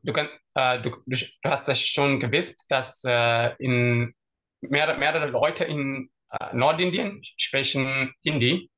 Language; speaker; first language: German; non-native, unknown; Tamil